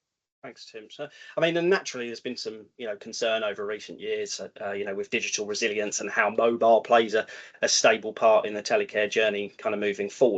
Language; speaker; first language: English; native; English